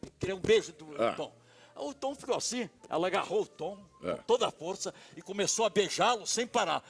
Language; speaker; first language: Portuguese; native; Portuguese